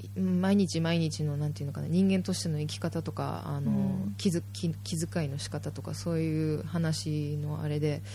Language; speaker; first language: Japanese; native; Japanese